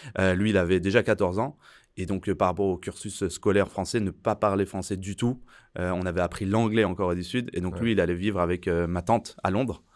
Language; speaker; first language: French; early bilingual, other home language; Persian